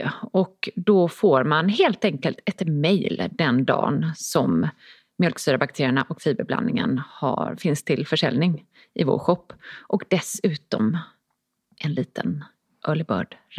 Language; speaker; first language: Swedish; native; Swedish